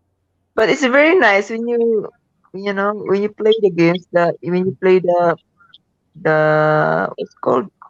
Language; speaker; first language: English; non-native, local second language; Filipino